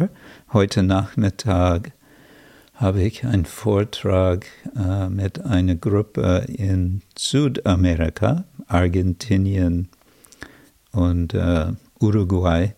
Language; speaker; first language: German; non-native, fluent; English